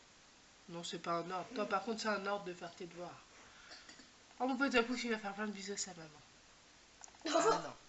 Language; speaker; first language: French; native; French